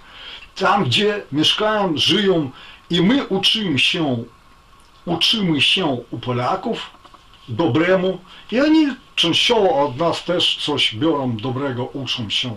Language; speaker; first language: Polish; non-native, fluent; Ukrainian